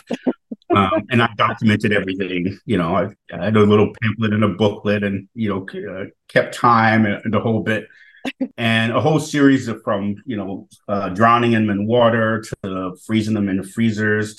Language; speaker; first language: English; native; English